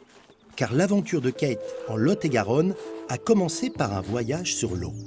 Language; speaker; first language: French; native; French